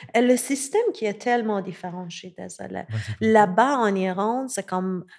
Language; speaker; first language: French; non-native, learner; Persian